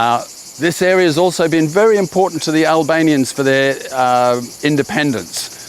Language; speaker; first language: English; native; English